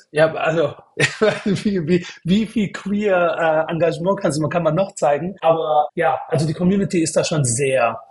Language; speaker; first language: German; native; German